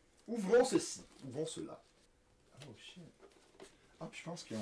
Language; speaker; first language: French; native; French